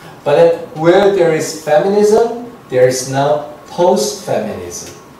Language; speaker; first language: English; non-native, fluent; Chinese